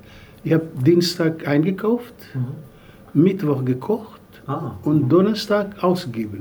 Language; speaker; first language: German; non-native, learner; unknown